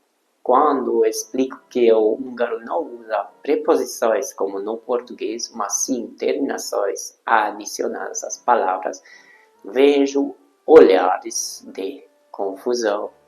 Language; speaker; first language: Portuguese; non-native, fluent; Hungarian